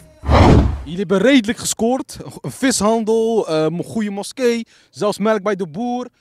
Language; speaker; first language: Dutch; early bilingual, other home language; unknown